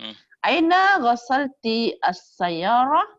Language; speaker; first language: Arabic; non-native, learner; Malay